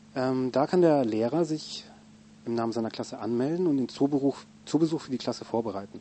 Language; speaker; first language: German; native; German